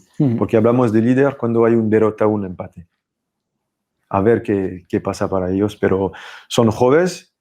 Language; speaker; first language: Spanish; non-native, fluent; French